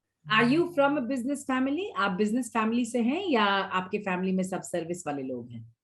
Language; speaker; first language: Hindi; native; Hindi